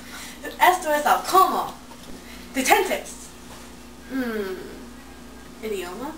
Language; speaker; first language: Spanish; non-native, learner; English